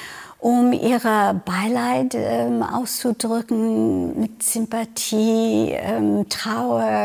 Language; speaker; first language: German; non-native, fluent; English